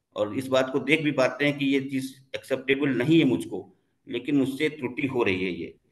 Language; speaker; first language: Hindi; native; Hindi